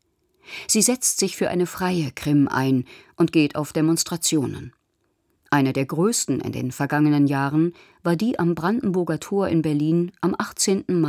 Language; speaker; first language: German; native; German